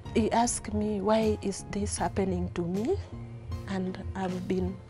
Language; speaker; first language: English; non-native, local second language; Luo (Kenya and Tanzania)